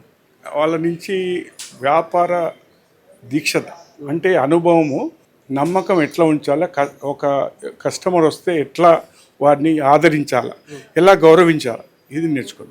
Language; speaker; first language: Telugu; native; Telugu